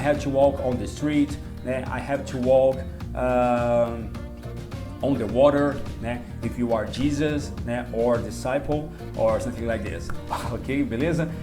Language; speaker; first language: English; non-native, learner; Portuguese